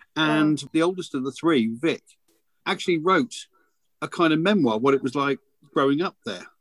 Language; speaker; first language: English; native; English